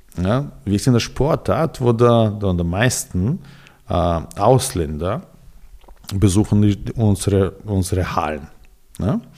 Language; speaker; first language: German; non-native, fluent; Serbian